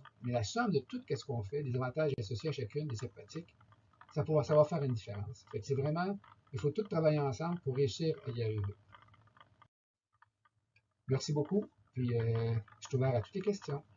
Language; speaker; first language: French; native; French